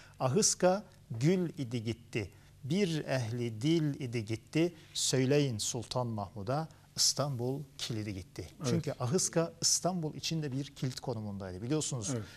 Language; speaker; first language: Turkish; early bilingual, heritage; Turkish